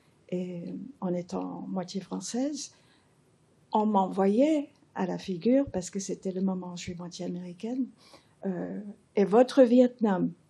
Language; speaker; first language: French; early bilingual, heritage; English